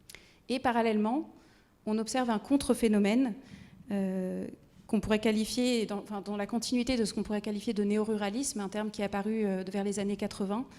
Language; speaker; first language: French; native; French